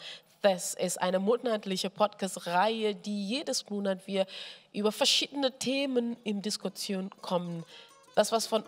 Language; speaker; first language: German; non-native, fluent; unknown